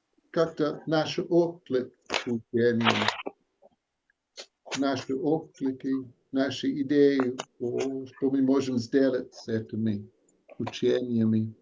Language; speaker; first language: Russian; non-native, learner; English